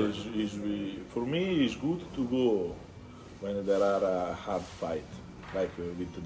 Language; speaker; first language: English; non-native, learner; Italian